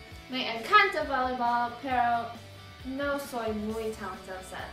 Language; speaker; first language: Spanish; non-native, learner; English